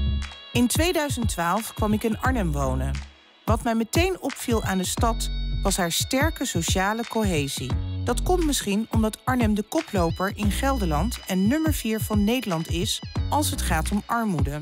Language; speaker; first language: Dutch; native; Dutch